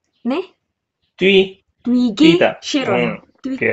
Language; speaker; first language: Korean; non-native, learner; English